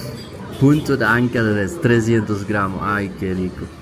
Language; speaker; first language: Spanish; non-native, fluent; Swedish